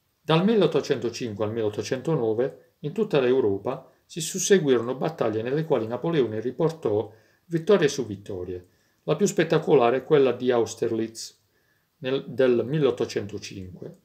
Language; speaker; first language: Italian; native; Italian